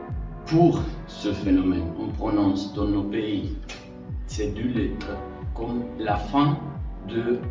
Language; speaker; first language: French; non-native, fluent; Spanish